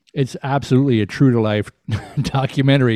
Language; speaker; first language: English; native; English